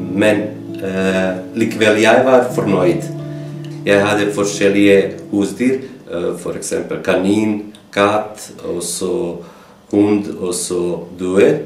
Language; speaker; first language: Norwegian; non-native, learner; Bosnian